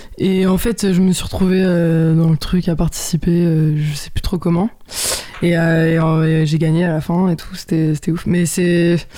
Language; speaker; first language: French; native; French